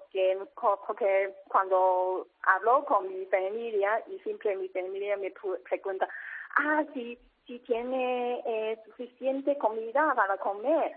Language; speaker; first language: Spanish; non-native, learner; Cantonese